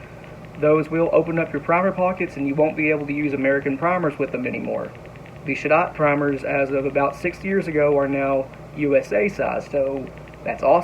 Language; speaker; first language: English; native; English